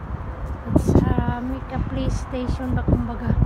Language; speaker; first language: English; non-native, local second language; Filipino